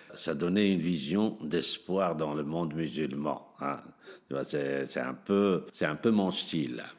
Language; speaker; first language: French; non-native, local second language; Arabic